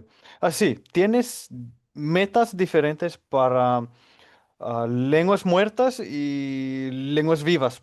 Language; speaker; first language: Spanish; non-native, fluent; Finnish